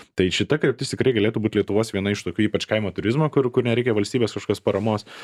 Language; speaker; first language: Lithuanian; native; Lithuanian